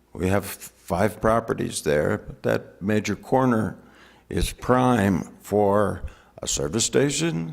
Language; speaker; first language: English; native; English